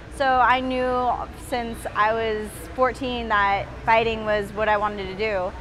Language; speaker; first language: English; native; English